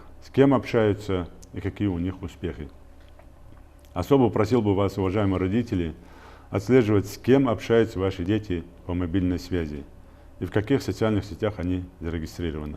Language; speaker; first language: Russian; non-native, local second language; Ingush